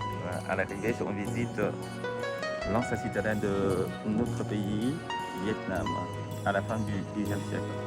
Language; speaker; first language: French; non-native, fluent; Vietnamese